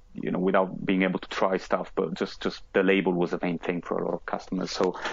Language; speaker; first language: English; non-native, fluent; Italian